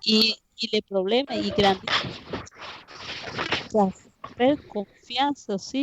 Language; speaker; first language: French; non-native, fluent; Spanish